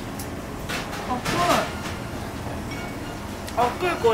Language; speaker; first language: Japanese; native; Japanese